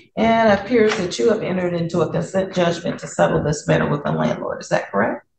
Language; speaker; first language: English; native; English